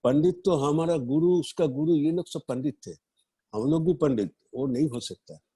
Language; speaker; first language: Hindi; non-native, local second language; Bangla